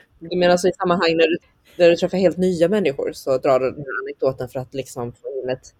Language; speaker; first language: Swedish; early bilingual, other home language; Chinese